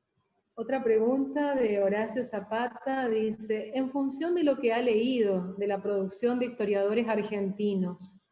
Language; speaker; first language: Spanish; native; Spanish